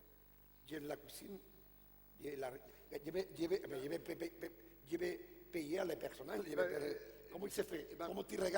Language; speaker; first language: French; non-native, fluent; Catalan